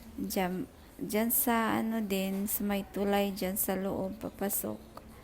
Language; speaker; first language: Filipino; non-native, local second language; Cebuano